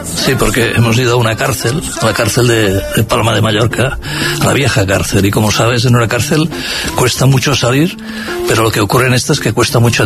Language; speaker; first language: Spanish; native; Spanish